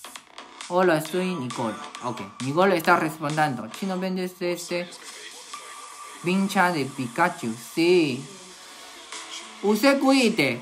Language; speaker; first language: Spanish; non-native, learner; Chinese